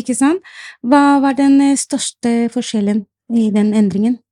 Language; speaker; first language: Norwegian; non-native, fluent; Spanish